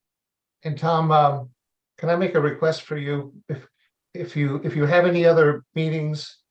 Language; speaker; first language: English; native; English